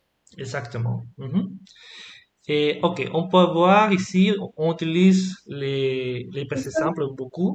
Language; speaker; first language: French; non-native, fluent; Spanish